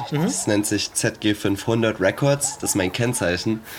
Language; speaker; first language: German; native; German